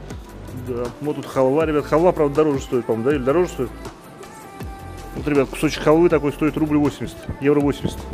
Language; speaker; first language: Russian; native; Russian